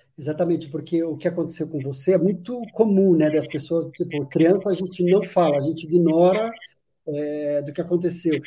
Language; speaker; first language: Portuguese; native; Portuguese